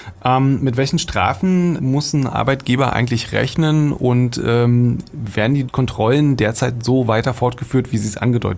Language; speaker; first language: German; native; German